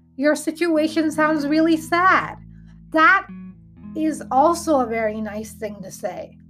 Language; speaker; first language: English; early bilingual, other home language; Hindi